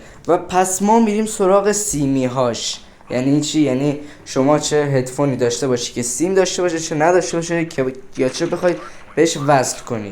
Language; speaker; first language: Persian; native; Persian